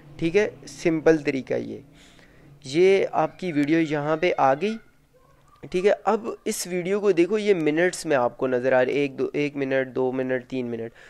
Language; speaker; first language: Hindi; native; Hindi